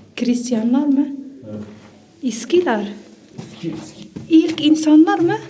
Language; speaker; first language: Turkish; non-native, learner; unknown